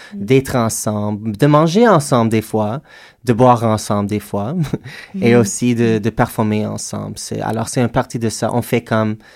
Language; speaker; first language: French; native; French